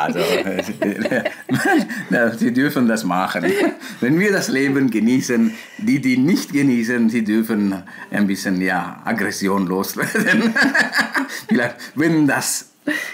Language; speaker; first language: German; non-native, fluent; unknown